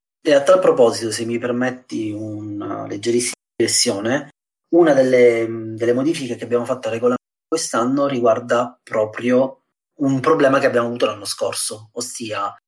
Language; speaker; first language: Italian; native; Italian